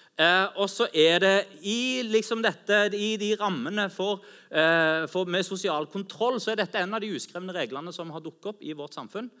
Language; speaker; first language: Norwegian; native; Norwegian